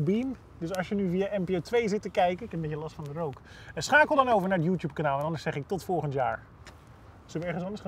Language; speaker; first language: Dutch; native; Dutch